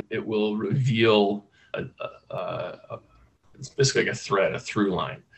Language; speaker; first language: English; native; English